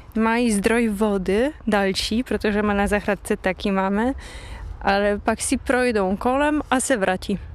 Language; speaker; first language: Czech; non-native, fluent; Polish